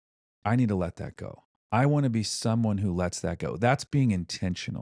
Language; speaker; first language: English; native; English